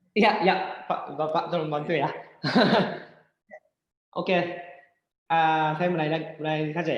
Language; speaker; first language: Indonesian; non-native, fluent; Japanese